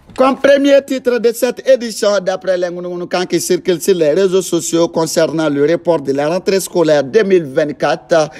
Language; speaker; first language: French; non-native, local second language; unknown